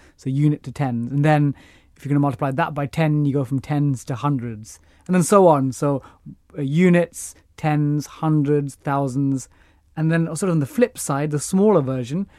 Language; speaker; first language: English; native; English